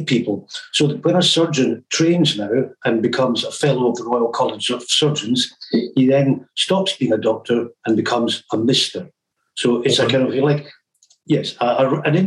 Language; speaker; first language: English; native; English